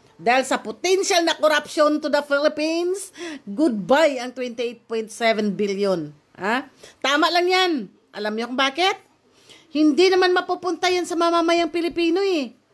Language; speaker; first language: Filipino; native; Filipino